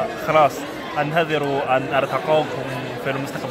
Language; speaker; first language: Arabic; non-native, learner; Chinese